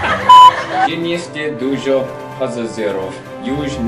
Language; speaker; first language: Polish; non-native, learner; English